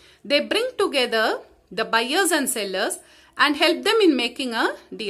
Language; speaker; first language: English; non-native, local second language; Tamil